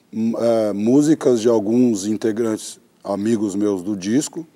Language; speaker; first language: Portuguese; native; Portuguese